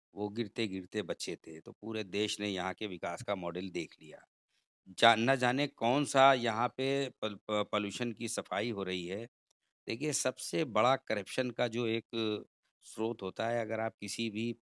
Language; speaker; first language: Hindi; native; Hindi